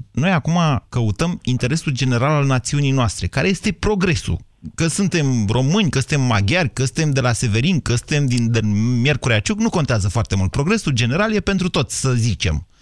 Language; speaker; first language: Romanian; native; Romanian